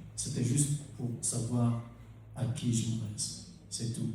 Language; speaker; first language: French; non-native, local second language; Arabic